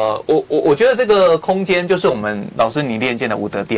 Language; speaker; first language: Chinese; native; Chinese